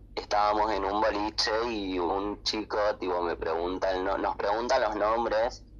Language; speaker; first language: Spanish; native; Spanish